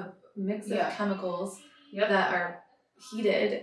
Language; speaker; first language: English; native; English